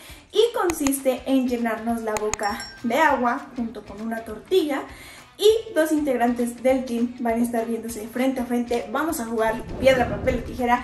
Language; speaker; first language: Spanish; native; Spanish